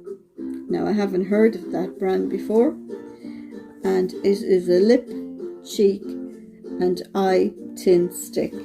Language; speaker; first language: English; native; English